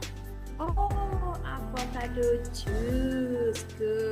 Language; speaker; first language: English; non-native, learner; Indonesian